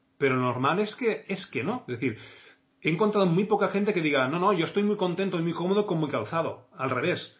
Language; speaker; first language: Spanish; non-native, local second language; Catalan